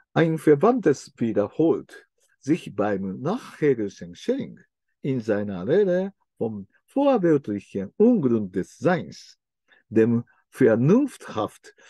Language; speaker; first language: German; non-native, fluent; Japanese